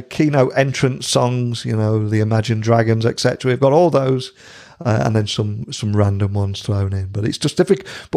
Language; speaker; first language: English; native; English